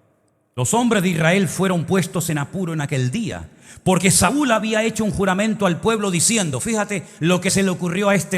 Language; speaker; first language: Spanish; native; Spanish